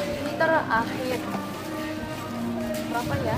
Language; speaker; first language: Indonesian; non-native, fluent; Korean